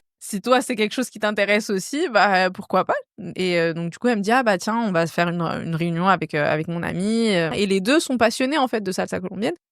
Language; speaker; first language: French; native; French